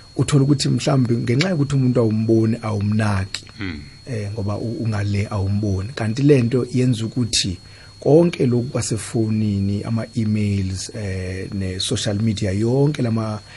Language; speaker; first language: Zulu; non-native, local second language; Xhosa